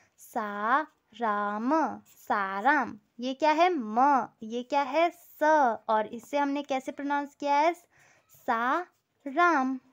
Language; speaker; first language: Hindi; native; Hindi